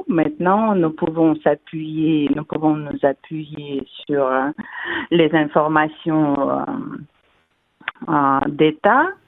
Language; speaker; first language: French; non-native, fluent; Russian